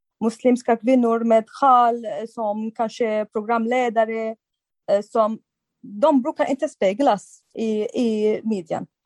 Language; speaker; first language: Swedish; non-native, fluent; Arabic